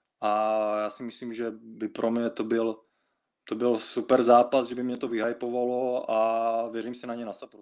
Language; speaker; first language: Czech; early bilingual, other home language; Russian